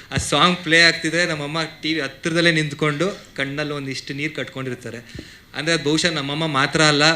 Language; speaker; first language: Kannada; native; Kannada